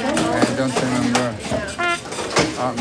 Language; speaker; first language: English; non-native, learner; French